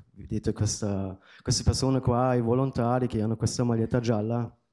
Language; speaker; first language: Italian; non-native, fluent; German